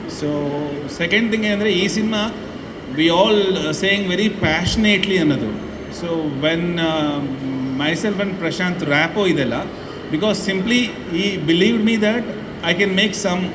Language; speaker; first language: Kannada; non-native, learner; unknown